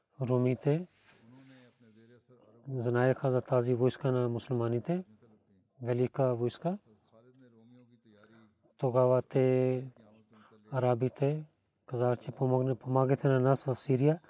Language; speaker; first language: Bulgarian; non-native, learner; Urdu